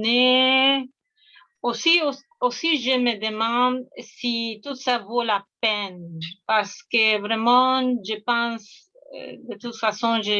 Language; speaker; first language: French; non-native, fluent; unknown